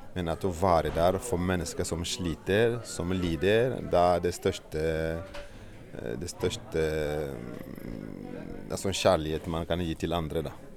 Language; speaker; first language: Swedish; non-native, fluent; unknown